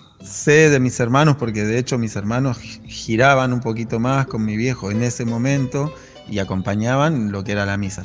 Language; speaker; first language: Spanish; native; Spanish